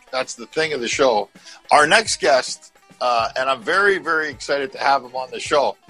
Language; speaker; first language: English; native; English